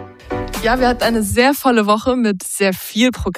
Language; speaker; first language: German; native; German